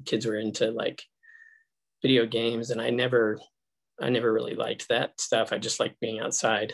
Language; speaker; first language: English; native; English